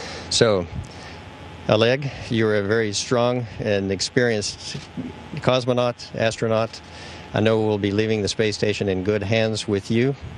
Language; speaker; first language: English; native; English